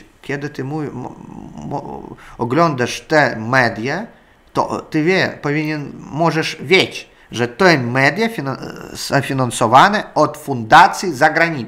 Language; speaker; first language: Polish; non-native, learner; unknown